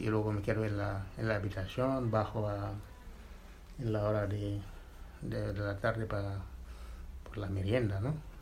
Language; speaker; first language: Spanish; non-native, fluent; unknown